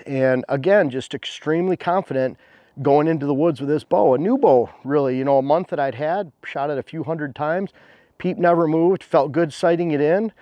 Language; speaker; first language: English; native; English